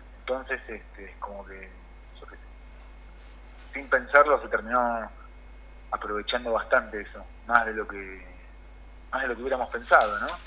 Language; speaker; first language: Spanish; native; Spanish